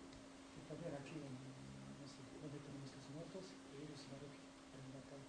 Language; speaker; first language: Spanish; non-native, learner; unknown